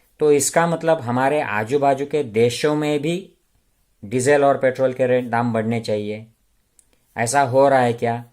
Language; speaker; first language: Hindi; non-native, local second language; Marathi